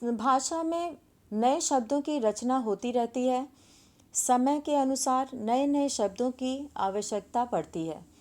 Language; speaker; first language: Hindi; native; Hindi